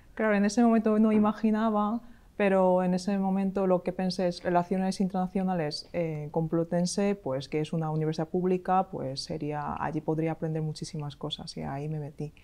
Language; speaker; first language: Spanish; non-native, fluent; Korean